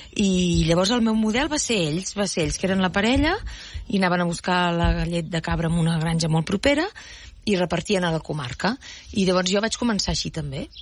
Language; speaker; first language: Catalan; native; Catalan